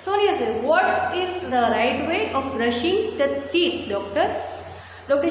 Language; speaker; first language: English; non-native, local second language; Gujarati